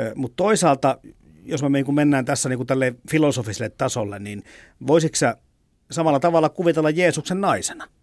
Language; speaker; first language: Finnish; native; Finnish